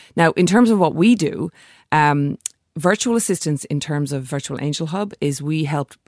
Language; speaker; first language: English; native; English